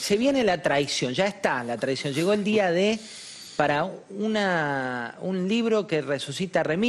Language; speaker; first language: Spanish; native; Spanish